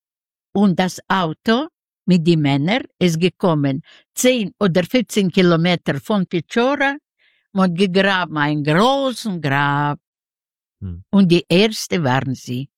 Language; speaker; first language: German; non-native, learner; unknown